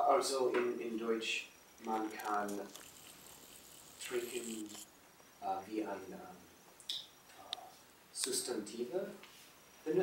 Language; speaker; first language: German; non-native, learner; English